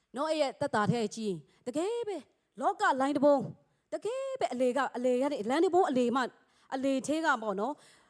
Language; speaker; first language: Burmese; non-native, local second language; S'gaw Karen